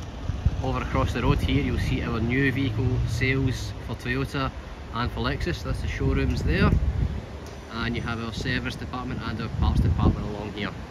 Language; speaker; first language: English; native; English